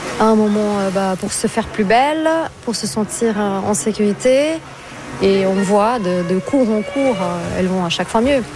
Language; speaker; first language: French; non-native, fluent; Portuguese